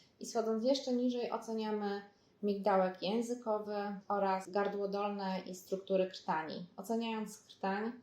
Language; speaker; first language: Polish; native; Polish